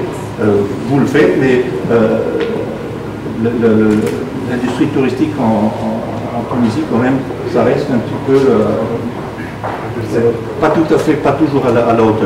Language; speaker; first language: French; non-native, fluent; German